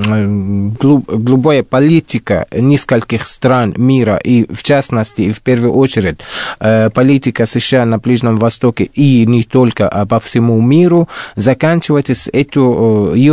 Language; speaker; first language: Russian; non-native, fluent; Arabic